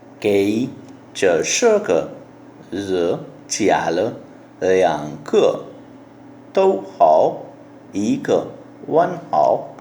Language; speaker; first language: Chinese; non-native, learner; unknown